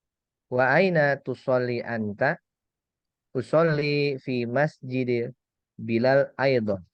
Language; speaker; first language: Arabic; non-native, learner; Indonesian